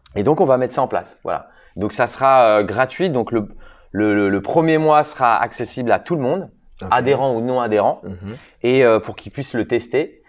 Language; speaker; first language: French; native; French